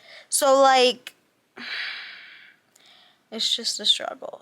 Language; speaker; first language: English; native; English